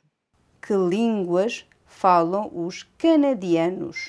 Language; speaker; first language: Portuguese; non-native, fluent; Konkani